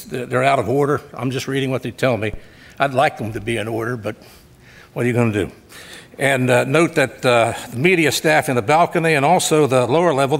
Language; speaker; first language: English; native; English